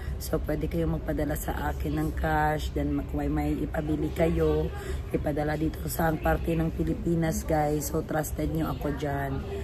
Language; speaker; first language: Filipino; non-native, local second language; Cebuano